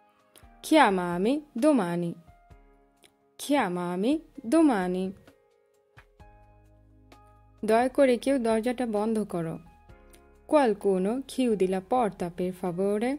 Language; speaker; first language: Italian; non-native, learner; Bangla